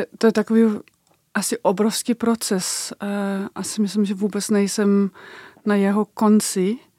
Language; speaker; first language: Czech; non-native, fluent; Danish